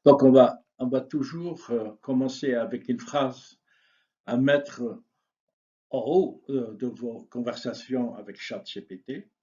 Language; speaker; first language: French; non-native, local second language; Arabic